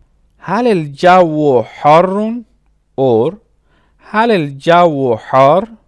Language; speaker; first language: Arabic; non-native, fluent; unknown